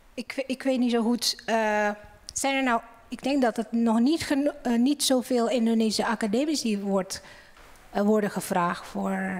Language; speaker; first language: Dutch; non-native, fluent; Indonesian